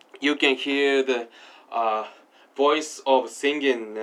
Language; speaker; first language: English; non-native, learner; Japanese